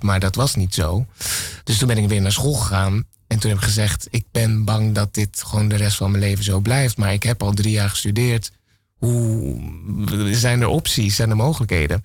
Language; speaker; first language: Dutch; native; Dutch